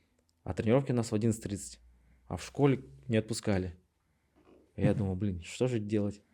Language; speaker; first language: Russian; native; Russian